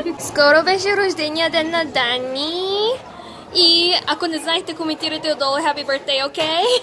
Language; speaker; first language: Bulgarian; early bilingual, other home language; Korean